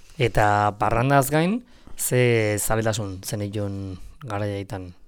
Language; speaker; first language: Basque; native; Basque